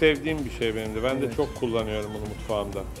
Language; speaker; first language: Turkish; native; Turkish